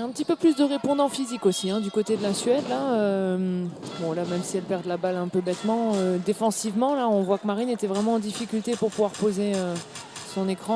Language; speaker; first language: French; native; French